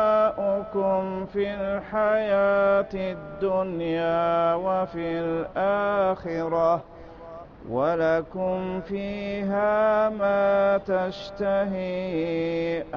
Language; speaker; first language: Arabic; native; Arabic